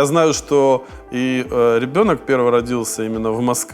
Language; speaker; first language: Russian; native; Russian